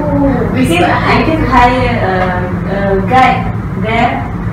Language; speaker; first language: English; non-native, local second language; Malay